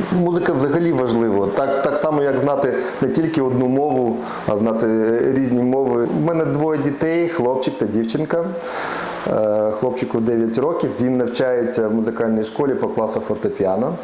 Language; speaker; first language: Ukrainian; non-native, local second language; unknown